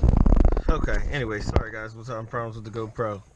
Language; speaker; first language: English; native; English